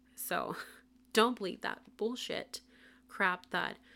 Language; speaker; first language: English; non-native, fluent; Spanish